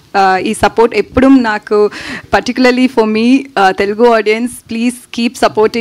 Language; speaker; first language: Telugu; non-native, learner; Tamil